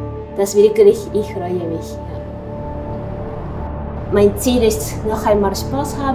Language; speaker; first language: German; non-native, learner; Japanese